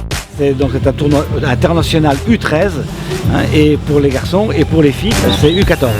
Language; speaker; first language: French; native; French